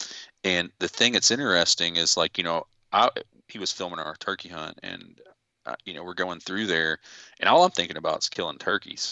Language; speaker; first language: English; native; English